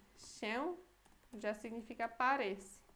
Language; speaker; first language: Portuguese; non-native, fluent; Polish